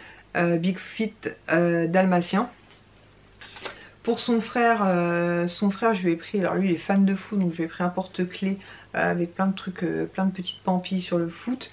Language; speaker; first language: French; native; French